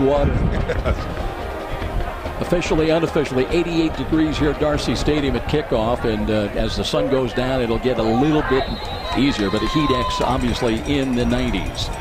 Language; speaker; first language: English; native; English